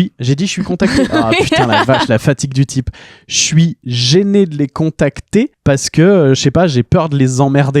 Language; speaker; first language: French; native; French